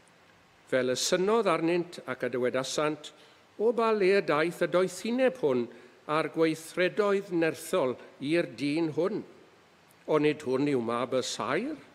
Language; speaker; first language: Welsh; native; Welsh